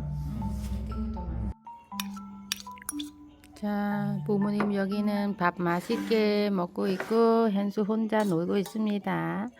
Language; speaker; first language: Korean; non-native, learner; Vietnamese